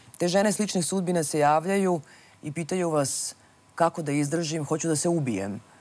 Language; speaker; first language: Serbian; native; Serbian